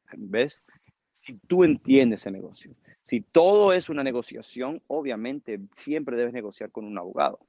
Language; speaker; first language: Spanish; early bilingual, heritage; Spanish